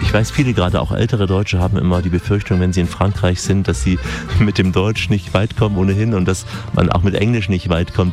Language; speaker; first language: German; native; German